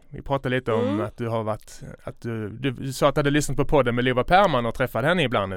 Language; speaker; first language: Swedish; native; Swedish